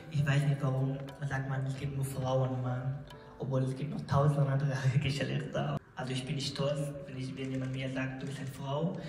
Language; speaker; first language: German; non-native, learner; Persian